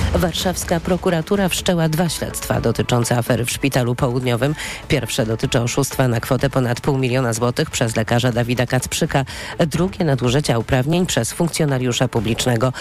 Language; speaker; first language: Polish; native; Polish